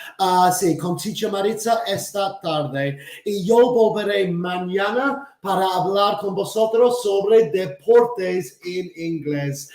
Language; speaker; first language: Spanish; non-native, fluent; English